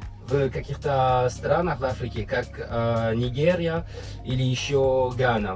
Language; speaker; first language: Russian; non-native, learner; French